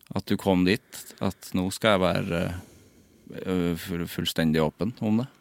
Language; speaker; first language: Norwegian; native; Norwegian